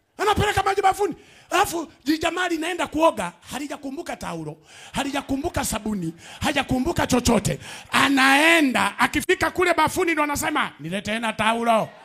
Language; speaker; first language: Swahili; native; Swahili